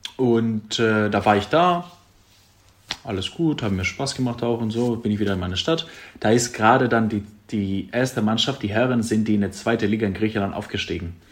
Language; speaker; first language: German; non-native, fluent; Greek